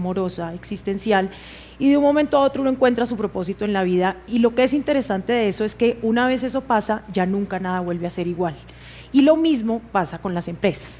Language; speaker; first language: Spanish; native; Spanish